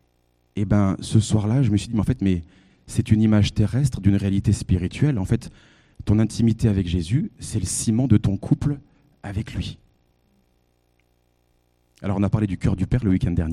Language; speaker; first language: French; native; French